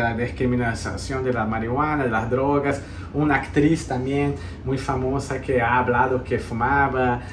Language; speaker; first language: Spanish; early bilingual, heritage; Spanish